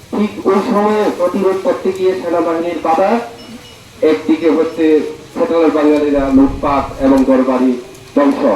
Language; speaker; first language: Bangla; non-native, local second language; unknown